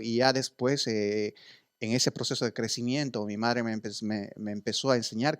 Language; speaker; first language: Spanish; early bilingual, other home language; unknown